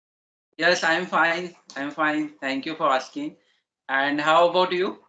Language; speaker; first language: English; non-native, learner; Marathi